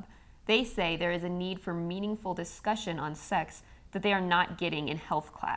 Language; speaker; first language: English; native; English